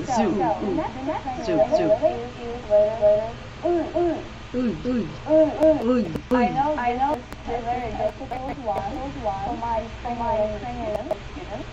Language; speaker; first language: English; non-native, learner; Ukrainian